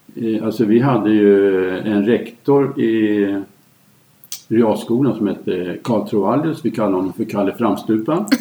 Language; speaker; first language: Swedish; native; Swedish